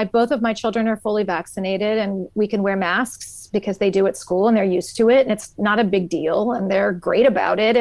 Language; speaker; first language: English; native; English